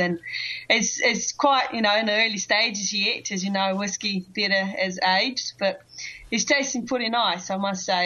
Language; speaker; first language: English; non-native, fluent; Portuguese